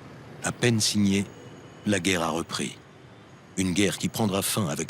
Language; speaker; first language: French; native; French